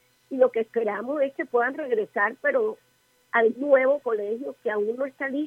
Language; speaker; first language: Spanish; native; Spanish